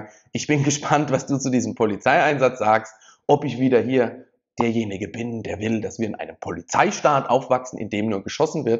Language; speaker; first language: German; native; German